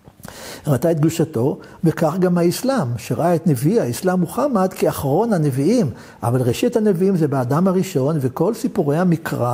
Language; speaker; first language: Hebrew; native; Hebrew